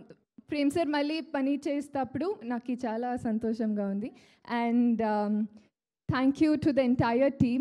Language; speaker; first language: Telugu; non-native, learner; Kannada